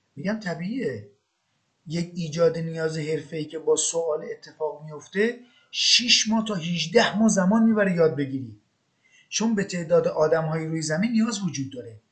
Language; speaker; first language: Persian; non-native, local second language; Azerbaijani